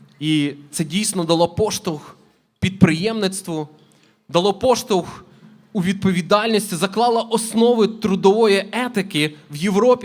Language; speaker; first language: Ukrainian; native; Ukrainian